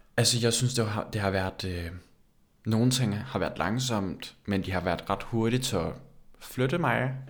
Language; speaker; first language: Danish; early bilingual, other home language; Turkish